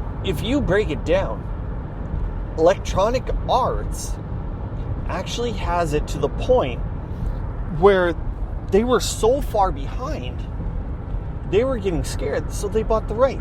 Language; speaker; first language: English; native; English